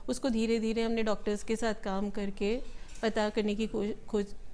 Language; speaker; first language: Hindi; native; Hindi